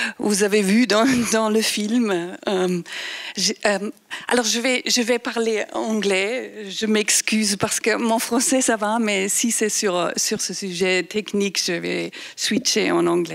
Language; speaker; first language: French; non-native, fluent; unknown